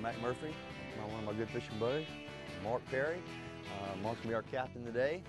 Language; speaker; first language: English; native; English